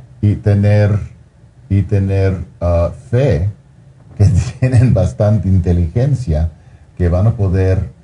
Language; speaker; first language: Spanish; early bilingual, heritage; Spanish